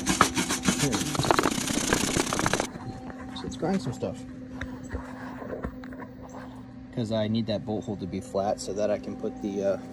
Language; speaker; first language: English; native; English